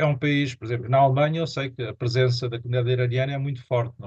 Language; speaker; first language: Portuguese; native; Portuguese